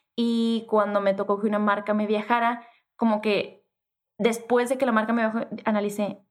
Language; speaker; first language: Spanish; native; Spanish